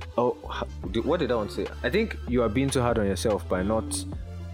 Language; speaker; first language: English; non-native, local second language; Yoruba